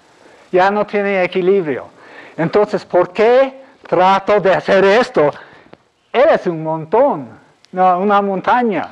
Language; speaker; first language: Spanish; non-native, fluent; English